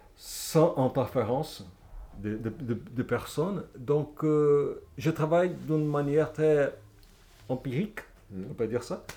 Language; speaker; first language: French; non-native, fluent; Portuguese